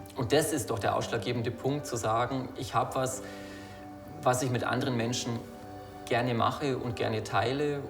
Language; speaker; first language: German; native; German